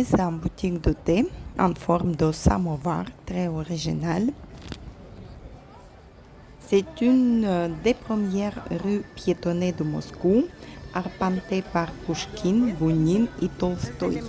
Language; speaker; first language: French; non-native, fluent; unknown